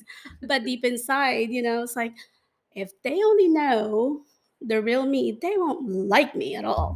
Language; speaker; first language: English; non-native, local second language; Filipino